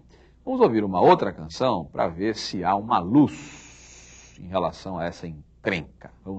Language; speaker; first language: Portuguese; native; Portuguese